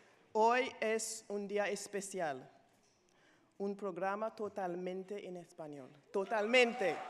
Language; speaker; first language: Spanish; non-native, learner; English